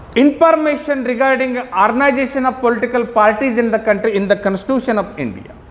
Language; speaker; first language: English; non-native, local second language; Kannada